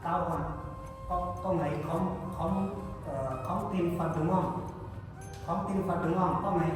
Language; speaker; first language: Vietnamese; non-native, learner; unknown